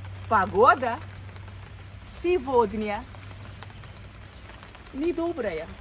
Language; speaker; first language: Russian; non-native, fluent; Bangla